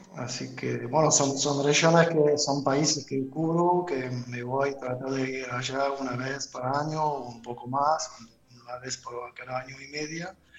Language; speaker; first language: Spanish; non-native, fluent; French